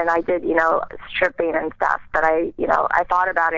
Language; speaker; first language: English; native; English